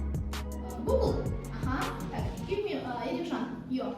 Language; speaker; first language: English; non-native, learner; Kazakh